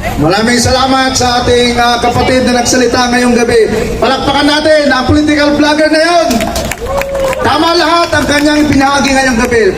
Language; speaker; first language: Filipino; non-native, local second language; Iloko